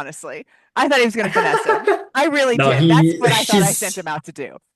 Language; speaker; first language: English; native; English